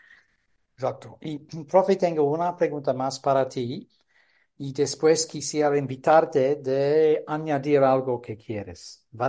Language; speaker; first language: Spanish; non-native, fluent; English